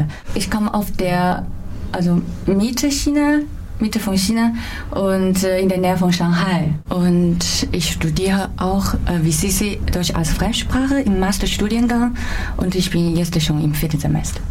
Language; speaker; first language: German; non-native, fluent; Chinese